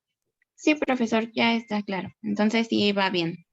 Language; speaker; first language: Spanish; native; Spanish